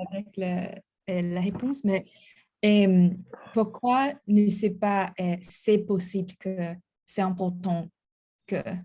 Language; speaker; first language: French; non-native, learner; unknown